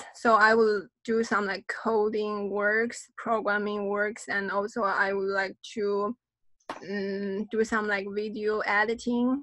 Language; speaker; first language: English; non-native, fluent; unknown